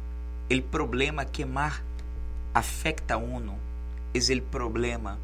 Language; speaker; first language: Portuguese; non-native, learner; Spanish